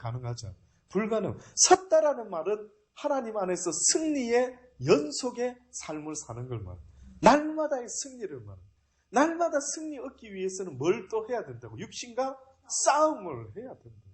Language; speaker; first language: Korean; native; Korean